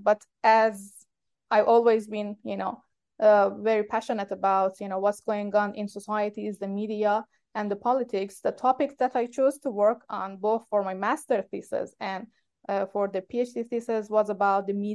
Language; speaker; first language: English; non-native, fluent; Persian